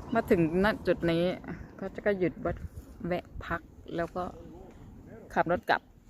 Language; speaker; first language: Thai; native; Thai